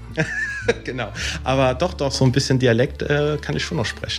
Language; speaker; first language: German; early bilingual, other home language; Italian